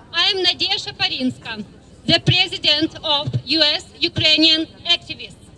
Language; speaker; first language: English; non-native, fluent; Ukrainian